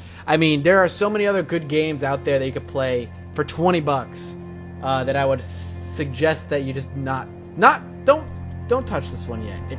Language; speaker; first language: English; native; English